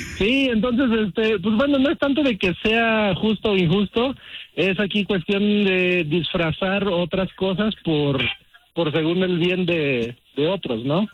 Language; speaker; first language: Spanish; early bilingual, heritage; Spanish